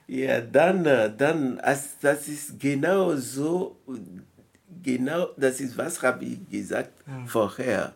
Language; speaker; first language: German; non-native, learner; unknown